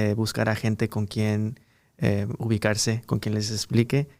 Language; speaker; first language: Spanish; early bilingual, heritage; Spanish